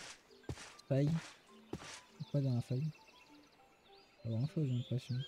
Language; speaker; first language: French; native; French